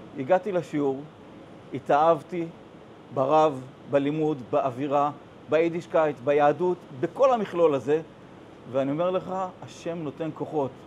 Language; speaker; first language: Hebrew; native; Hebrew